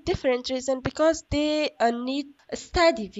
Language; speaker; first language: English; non-native, learner; Persian